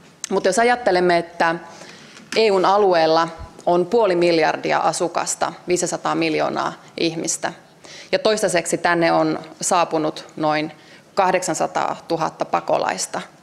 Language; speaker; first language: Finnish; native; Finnish